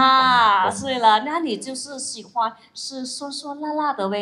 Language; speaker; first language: Chinese; non-native, fluent; Thai